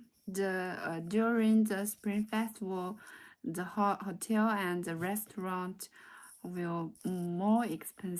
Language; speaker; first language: English; non-native, learner; Chinese